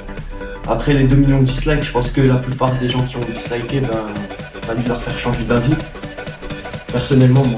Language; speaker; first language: French; native; French